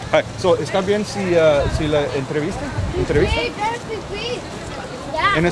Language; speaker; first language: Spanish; early bilingual, heritage; Spanish